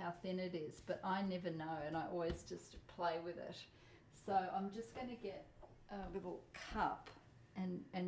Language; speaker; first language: English; non-native, local second language; Polish